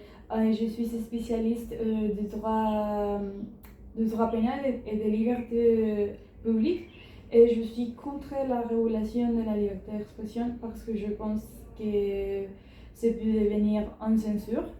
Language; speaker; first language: French; non-native, learner; Spanish